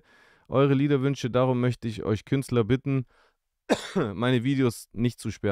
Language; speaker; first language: German; native; German